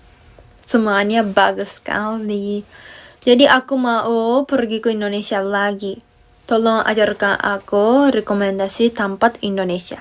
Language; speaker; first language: Indonesian; non-native, learner; Japanese